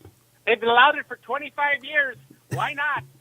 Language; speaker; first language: English; native; English